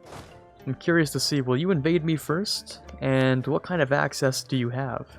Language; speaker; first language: English; native; English